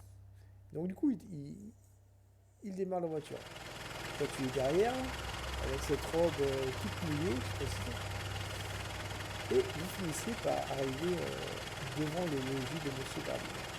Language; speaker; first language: French; native; French